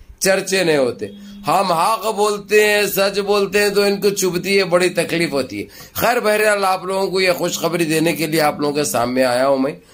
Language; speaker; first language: Urdu; native; Urdu